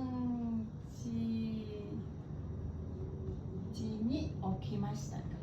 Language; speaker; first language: Japanese; non-native, fluent; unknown